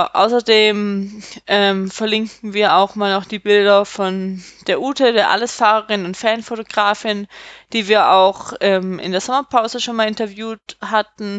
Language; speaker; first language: German; native; German